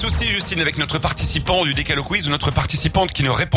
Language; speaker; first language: French; native; French